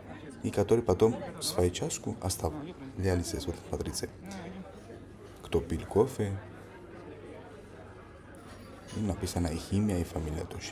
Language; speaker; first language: Russian; non-native, learner; Georgian